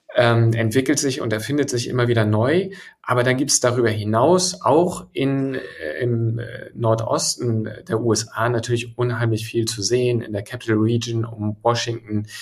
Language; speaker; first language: German; native; German